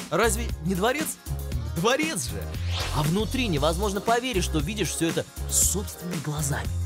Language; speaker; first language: Russian; native; Russian